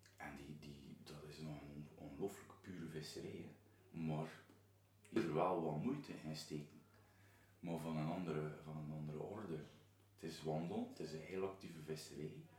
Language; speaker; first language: Dutch; native; Dutch